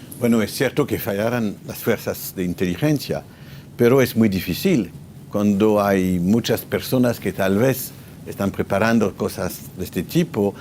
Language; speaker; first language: Spanish; non-native, fluent; French